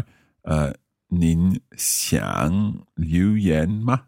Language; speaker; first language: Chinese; non-native, learner; English